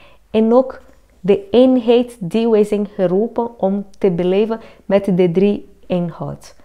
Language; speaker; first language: Dutch; non-native, learner; Portuguese